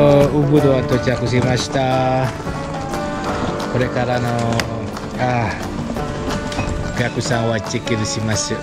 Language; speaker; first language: Japanese; non-native, learner; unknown